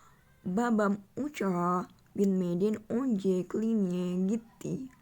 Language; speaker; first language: Turkish; non-native, learner; Indonesian